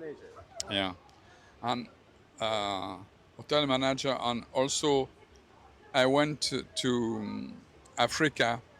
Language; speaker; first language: English; non-native, learner; French